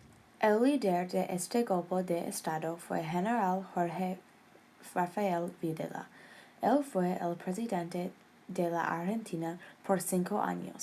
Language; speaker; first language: Spanish; non-native, learner; English